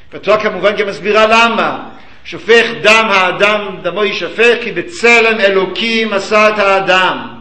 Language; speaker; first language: Hebrew; early bilingual, other home language; English